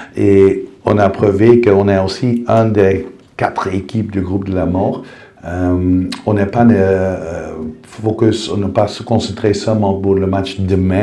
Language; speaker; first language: French; non-native, fluent; Dutch